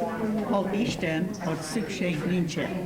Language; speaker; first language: Hungarian; early bilingual, heritage; Hungarian